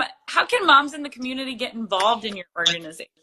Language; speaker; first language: English; native; English